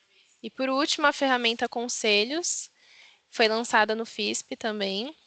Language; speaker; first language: Portuguese; native; Portuguese